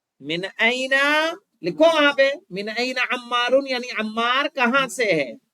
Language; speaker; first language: Urdu; native; Urdu